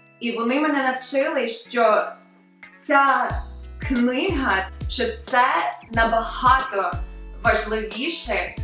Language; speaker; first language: Ukrainian; early bilingual, other home language; English